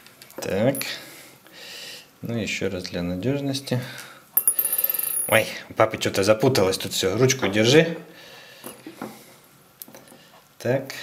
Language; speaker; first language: Russian; native; Russian